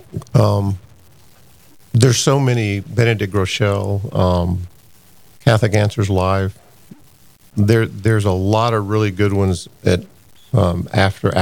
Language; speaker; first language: English; native; English